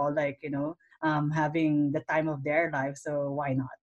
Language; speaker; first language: English; non-native, local second language; Filipino